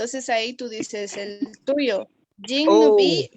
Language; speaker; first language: Spanish; non-native, local second language; Kaqchikel